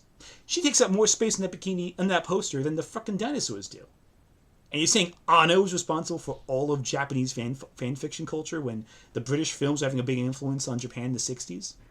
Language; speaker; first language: English; native; English